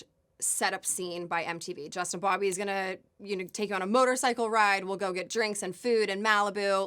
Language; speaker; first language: English; native; English